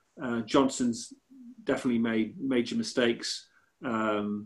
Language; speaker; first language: English; native; English